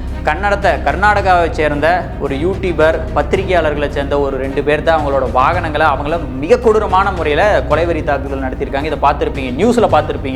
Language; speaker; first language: Tamil; native; Tamil